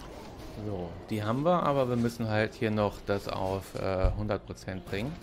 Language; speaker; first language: German; native; German